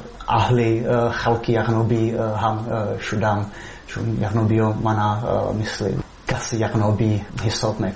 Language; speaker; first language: Persian; non-native, fluent; Slovak